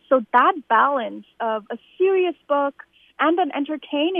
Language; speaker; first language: English; non-native, local second language; Bangla